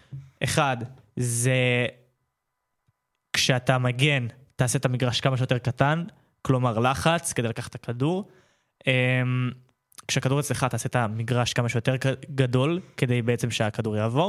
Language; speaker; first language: Hebrew; native; Hebrew